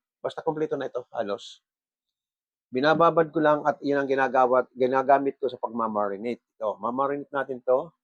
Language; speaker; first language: Filipino; non-native, local second language; Bikol